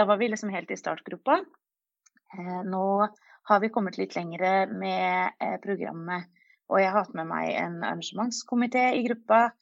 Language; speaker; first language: Norwegian; native; Norwegian